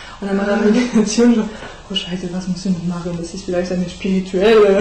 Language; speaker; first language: German; non-native, learner; French